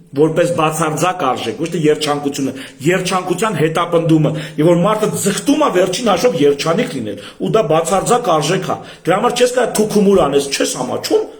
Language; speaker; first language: Armenian; native; Armenian